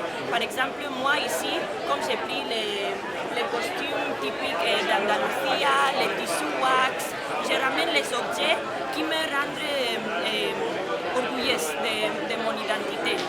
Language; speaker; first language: French; non-native, fluent; Spanish